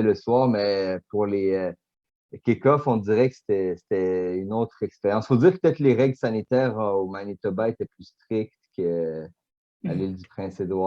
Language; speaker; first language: French; native; French